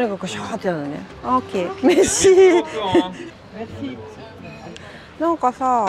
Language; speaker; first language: French; non-native, learner; Japanese